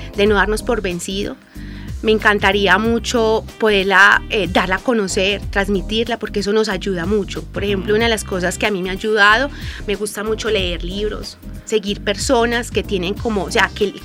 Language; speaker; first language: Spanish; native; Spanish